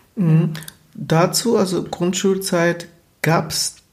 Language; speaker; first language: German; early bilingual, other home language; Portuguese